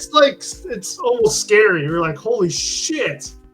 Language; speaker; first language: English; native; English